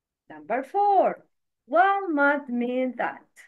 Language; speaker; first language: English; non-native, learner; Arabic